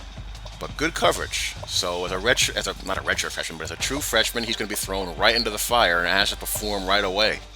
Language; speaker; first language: English; native; English